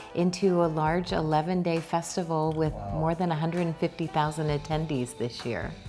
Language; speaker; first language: English; native; English